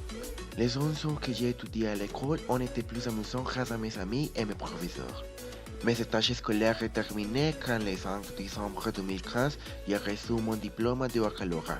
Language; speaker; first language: French; non-native, learner; Spanish